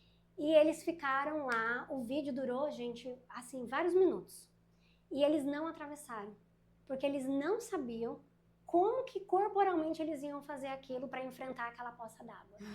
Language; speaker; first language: Portuguese; native; Portuguese